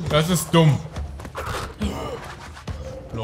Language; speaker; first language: German; native; German